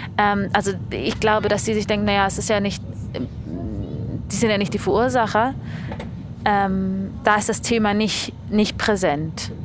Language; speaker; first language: German; early bilingual, other home language; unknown